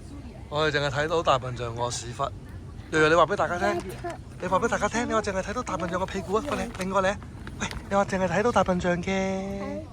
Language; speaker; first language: Cantonese; native; Cantonese